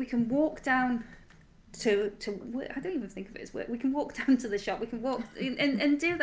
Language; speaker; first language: English; native; English